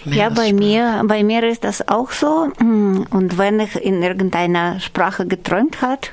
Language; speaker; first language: German; non-native, fluent; Russian